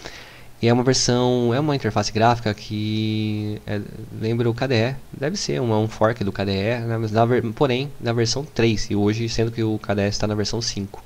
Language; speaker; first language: Portuguese; native; Portuguese